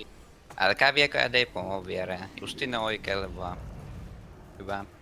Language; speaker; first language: Finnish; native; Finnish